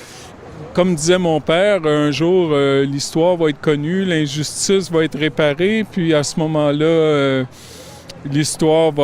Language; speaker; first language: French; native; French